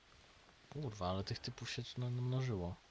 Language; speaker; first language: Polish; native; Polish